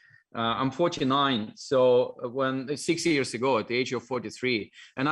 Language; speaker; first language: English; non-native, fluent; Russian